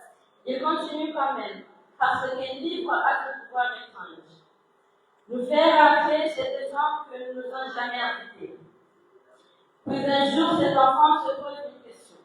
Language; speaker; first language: French; non-native, local second language; Comorian